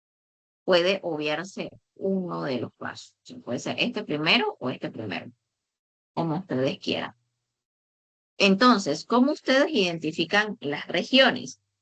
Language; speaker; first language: Spanish; native; Spanish